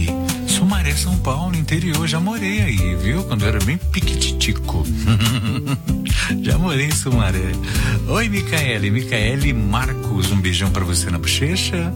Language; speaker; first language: Portuguese; native; Portuguese